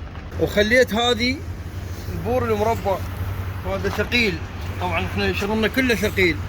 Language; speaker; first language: Arabic; native; Arabic